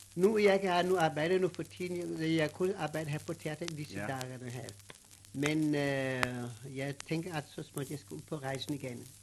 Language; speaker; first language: Danish; non-native, fluent; English